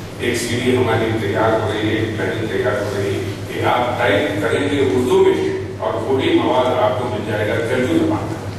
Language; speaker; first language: Urdu; native; Urdu